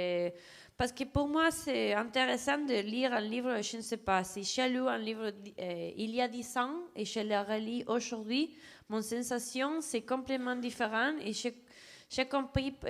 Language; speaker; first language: French; non-native, fluent; Spanish